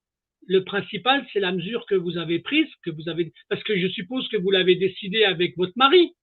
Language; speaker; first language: French; native; French